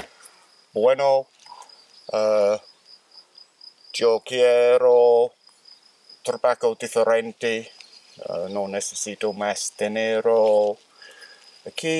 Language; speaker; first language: Spanish; non-native, learner; English